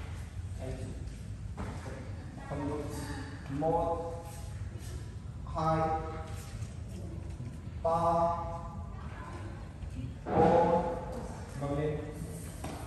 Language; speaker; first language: Vietnamese; non-native, fluent; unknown